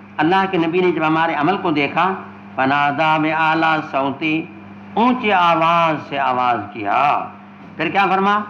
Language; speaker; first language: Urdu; non-native, local second language; Sindhi